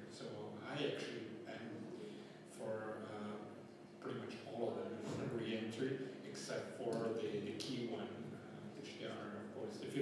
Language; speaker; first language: English; non-native, fluent; Italian